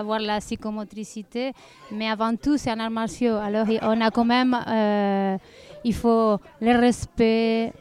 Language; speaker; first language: French; non-native, fluent; Spanish